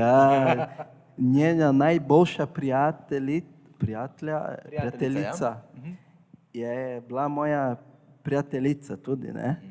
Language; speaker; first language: Slovenian; non-native, fluent; Portuguese